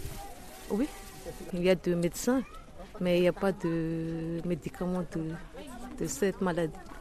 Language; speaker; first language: French; non-native, local second language; Malagasy